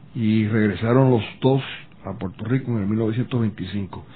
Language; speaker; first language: Spanish; native; Spanish